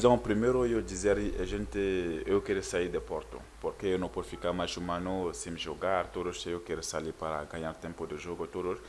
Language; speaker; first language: Portuguese; non-native, learner; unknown